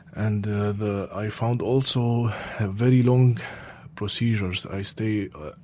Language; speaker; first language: English; non-native, learner; Arabic